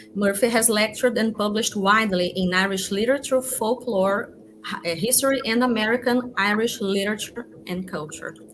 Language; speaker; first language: English; non-native, fluent; Portuguese